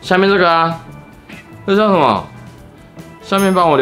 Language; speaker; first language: Chinese; native; Chinese